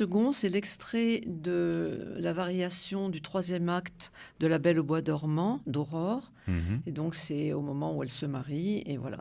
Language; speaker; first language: French; native; French